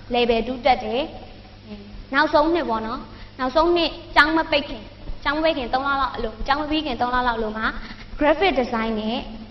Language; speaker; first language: Burmese; native; Burmese